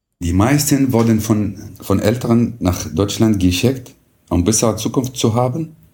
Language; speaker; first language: German; non-native, fluent; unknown